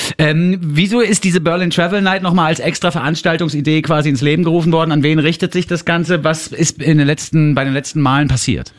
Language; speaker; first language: German; native; German